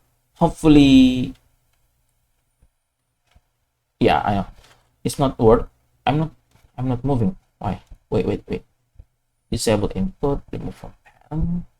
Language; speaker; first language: English; non-native, fluent; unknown